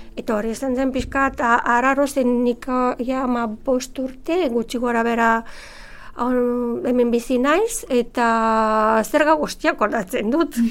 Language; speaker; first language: Basque; non-native, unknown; Bulgarian